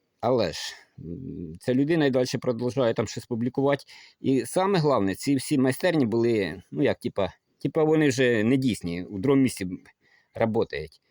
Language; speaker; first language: Ukrainian; non-native, local second language; Russian